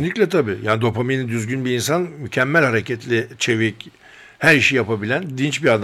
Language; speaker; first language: Turkish; native; Turkish